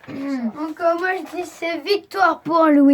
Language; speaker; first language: French; native; French